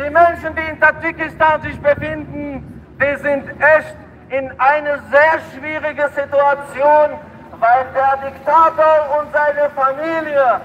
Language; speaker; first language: German; non-native, fluent; Tajik